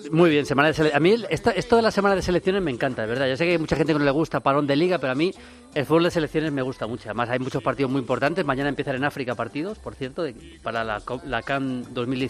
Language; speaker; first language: Spanish; native; Spanish